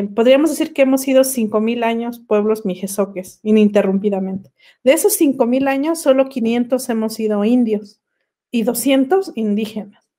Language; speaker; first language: Spanish; non-native, local second language; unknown